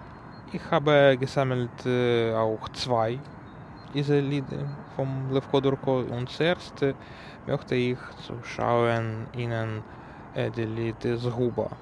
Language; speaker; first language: German; non-native, learner; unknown